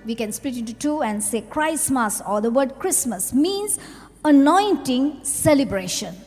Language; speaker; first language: English; non-native, local second language; Sinhala